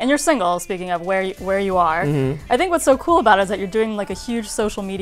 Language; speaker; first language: English; native; English